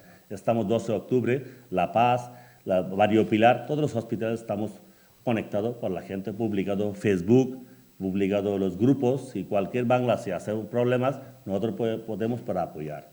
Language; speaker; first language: Spanish; non-native, learner; Bangla